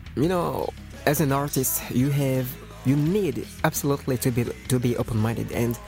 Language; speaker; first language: English; non-native, fluent; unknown